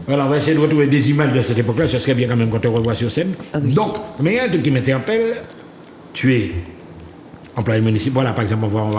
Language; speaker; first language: French; native; French